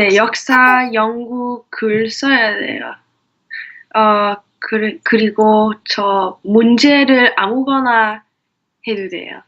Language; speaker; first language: Korean; non-native, learner; English